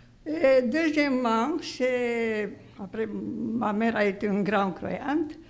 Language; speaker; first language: French; non-native, fluent; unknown